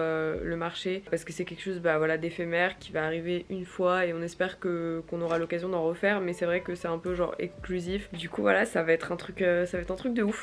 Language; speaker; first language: French; native; French